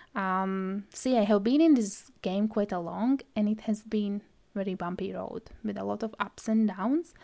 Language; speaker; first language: English; non-native, fluent; Latvian